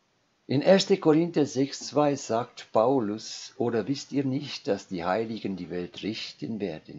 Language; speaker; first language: German; non-native, fluent; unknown